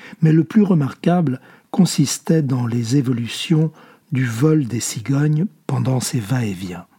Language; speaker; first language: French; native; French